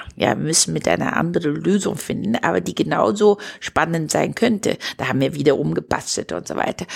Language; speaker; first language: German; non-native, fluent; Chinese